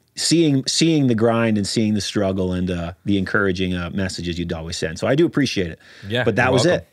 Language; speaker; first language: English; native; English